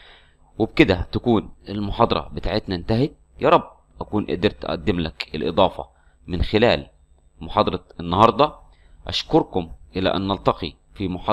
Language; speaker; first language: Arabic; native; Arabic